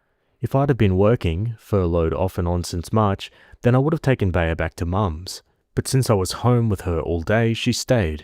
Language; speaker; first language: English; native; English